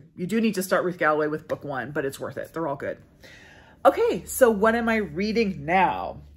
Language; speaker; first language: English; native; English